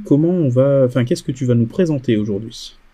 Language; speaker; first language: French; native; French